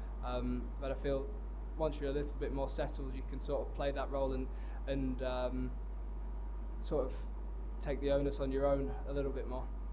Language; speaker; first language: English; native; English